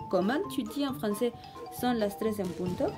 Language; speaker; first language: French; non-native, fluent; Spanish